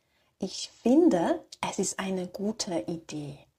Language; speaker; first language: German; non-native, fluent; Slovak